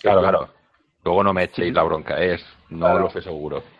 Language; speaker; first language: Spanish; native; Spanish